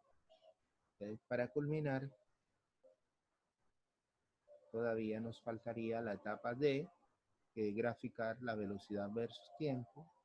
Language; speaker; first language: Spanish; native; Spanish